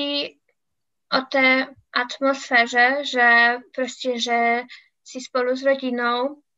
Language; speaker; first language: Czech; non-native, learner; English